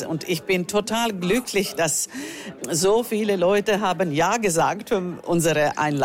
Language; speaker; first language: German; non-native, fluent; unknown